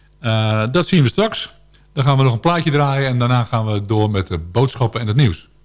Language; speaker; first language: Dutch; native; Dutch